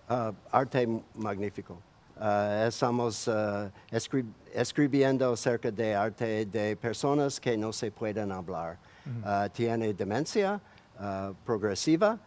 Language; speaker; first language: Spanish; non-native, learner; English